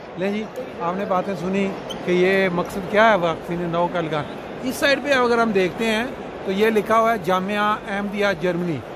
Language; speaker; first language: Urdu; non-native, local second language; Punjabi